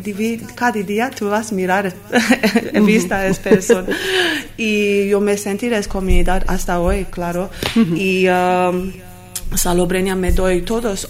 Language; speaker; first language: Spanish; non-native, learner; Armenian